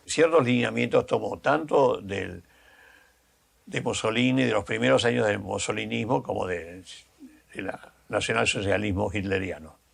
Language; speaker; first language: Spanish; native; Spanish